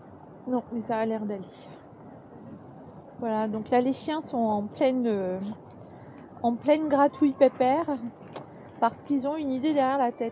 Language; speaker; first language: French; native; French